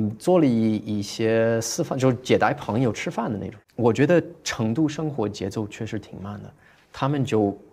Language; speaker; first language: Chinese; non-native, fluent; English